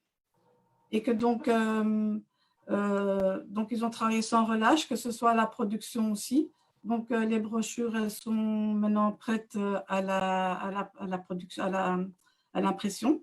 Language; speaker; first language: French; native; French